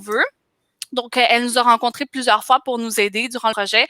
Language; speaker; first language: French; native; French